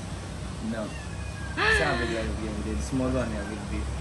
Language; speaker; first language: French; non-native, learner; Indonesian